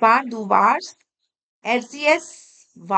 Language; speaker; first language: German; non-native, fluent; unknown